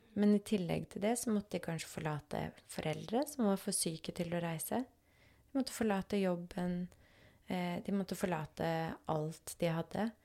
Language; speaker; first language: Norwegian; early bilingual, other home language; Polish